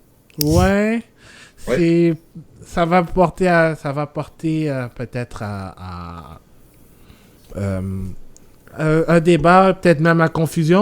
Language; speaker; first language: French; native; French